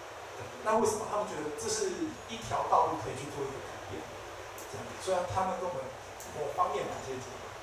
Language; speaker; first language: Chinese; native; Chinese